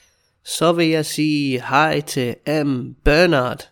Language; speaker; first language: Danish; non-native, fluent; English